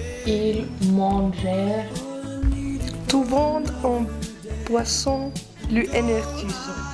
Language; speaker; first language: French; non-native, learner; Icelandic